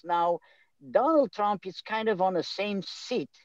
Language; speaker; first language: English; non-native, fluent; Romanian